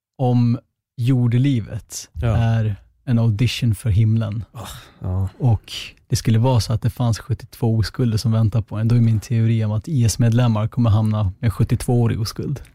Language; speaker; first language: Swedish; early bilingual, other home language; Kurdish